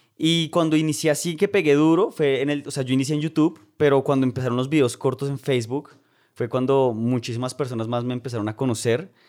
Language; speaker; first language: Spanish; native; Spanish